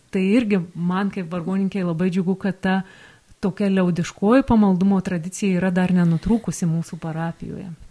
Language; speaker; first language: Lithuanian; native; Lithuanian